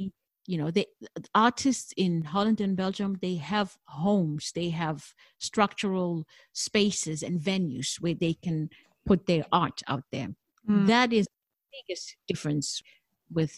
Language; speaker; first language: English; non-native, local second language; Northern Sotho